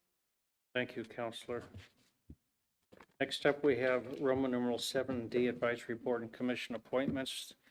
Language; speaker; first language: English; native; English